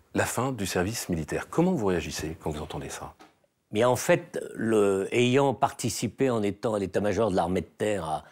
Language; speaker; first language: French; native; French